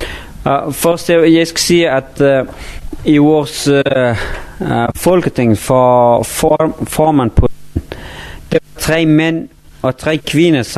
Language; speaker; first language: Danish; non-native, fluent; Persian